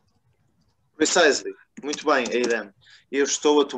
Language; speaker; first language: Portuguese; non-native, fluent; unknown